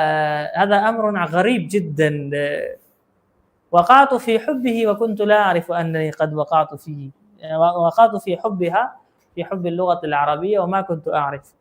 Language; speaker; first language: Arabic; non-native, fluent; Urdu